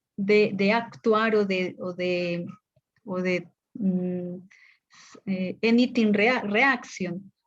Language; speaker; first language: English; non-native, learner; Spanish